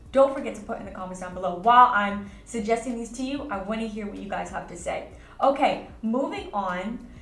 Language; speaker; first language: English; native; English